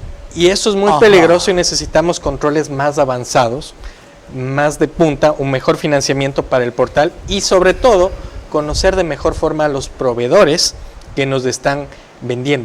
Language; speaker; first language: Spanish; native; Spanish